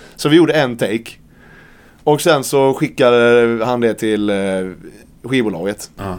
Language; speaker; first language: Swedish; native; Swedish